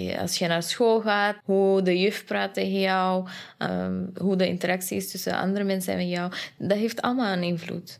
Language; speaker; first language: Dutch; non-native, fluent; Persian